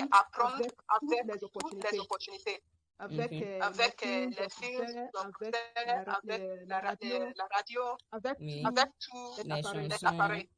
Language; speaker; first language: French; non-native, learner; Yoruba